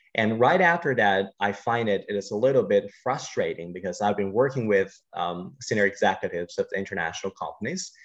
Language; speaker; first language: English; non-native, fluent; Chinese